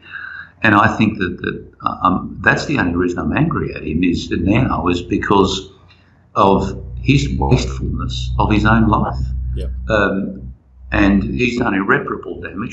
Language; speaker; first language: English; native; English